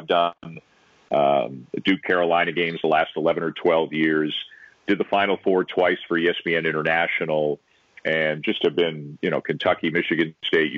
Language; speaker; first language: English; native; English